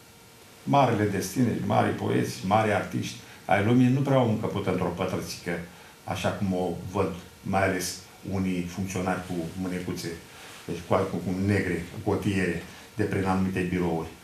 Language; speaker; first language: Romanian; native; Romanian